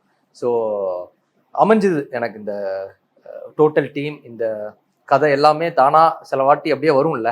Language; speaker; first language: Tamil; native; Tamil